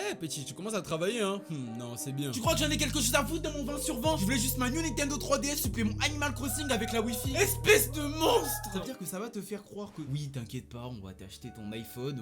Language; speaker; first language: French; early bilingual, other home language; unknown